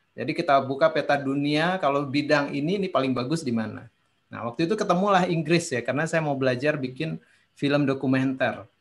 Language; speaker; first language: Indonesian; native; Indonesian